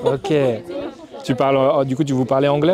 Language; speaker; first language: French; native; French